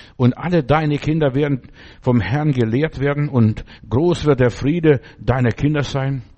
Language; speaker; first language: German; early bilingual, other home language; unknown